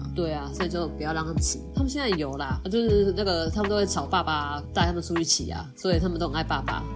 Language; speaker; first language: Chinese; native; Chinese